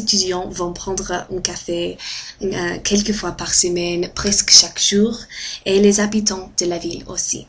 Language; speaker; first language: French; non-native, fluent; English